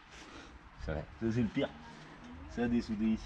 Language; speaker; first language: French; native; French